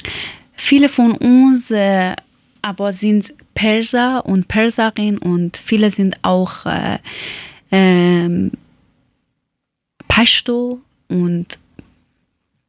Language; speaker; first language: German; non-native, learner; Persian